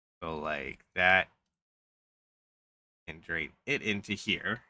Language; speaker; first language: English; native; English